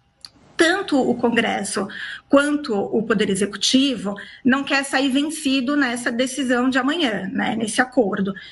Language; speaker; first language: Portuguese; native; Portuguese